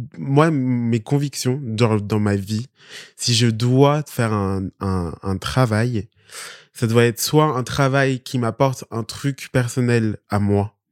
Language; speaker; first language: French; early bilingual, other home language; Spanish